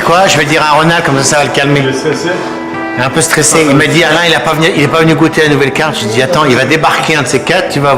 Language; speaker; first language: French; native; French